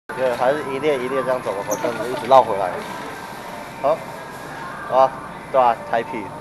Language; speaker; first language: Chinese; native; Chinese